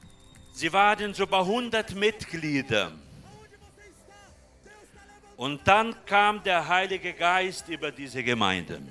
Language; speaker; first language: German; non-native, fluent; Portuguese